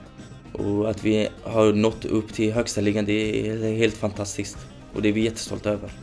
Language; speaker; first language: Swedish; early bilingual, other home language; Kurdish